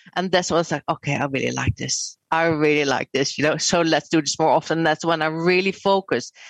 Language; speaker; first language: English; non-native, fluent; Dutch